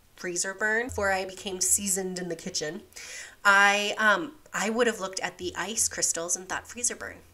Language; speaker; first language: English; native; English